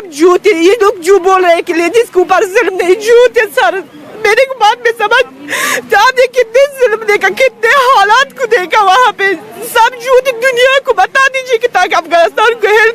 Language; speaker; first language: Hindi; non-native, learner; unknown